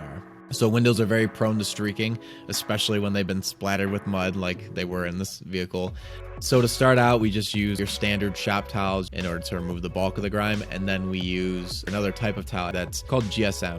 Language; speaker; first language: English; native; English